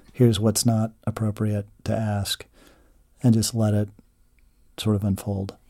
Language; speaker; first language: English; native; English